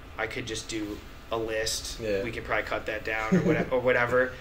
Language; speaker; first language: English; native; English